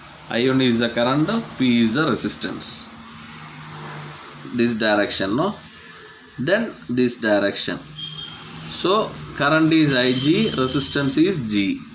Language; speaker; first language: English; non-native, local second language; Tamil